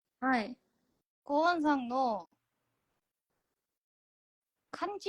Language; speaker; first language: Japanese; non-native, learner; Korean